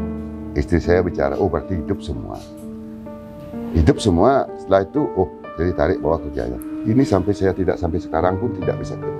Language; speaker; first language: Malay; non-native, local second language; Balinese